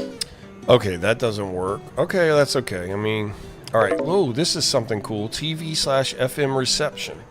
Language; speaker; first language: English; native; English